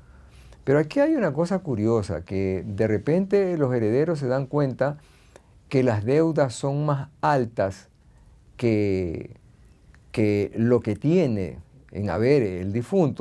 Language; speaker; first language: Spanish; native; Spanish